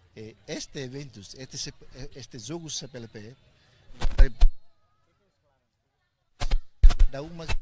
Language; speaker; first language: Portuguese; non-native, local second language; Tetum